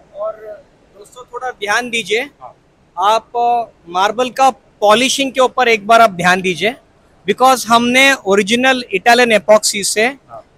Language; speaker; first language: Hindi; non-native, local second language; Kannada